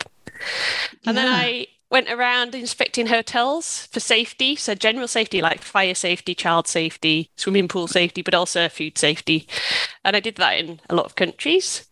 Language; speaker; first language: English; native; English